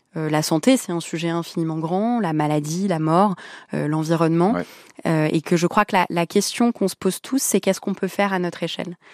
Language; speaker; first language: French; early bilingual, other home language; Arabic